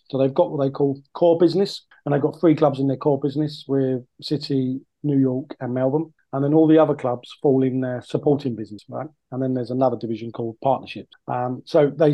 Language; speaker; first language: English; native; English